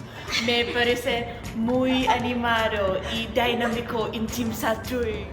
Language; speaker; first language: Spanish; non-native, learner; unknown